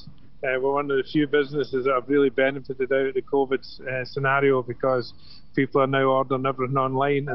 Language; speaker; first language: English; native; English